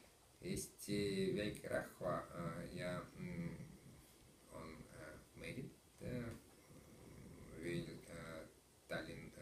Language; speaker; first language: Estonian; non-native, learner; Russian